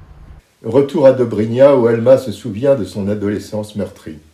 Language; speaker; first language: French; native; French